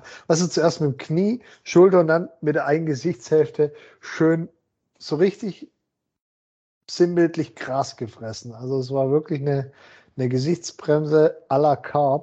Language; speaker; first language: German; native; German